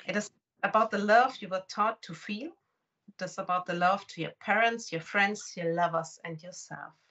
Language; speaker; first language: English; non-native, fluent; German